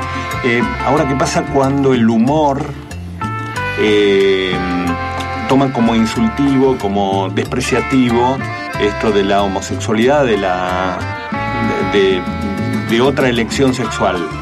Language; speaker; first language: Spanish; native; Spanish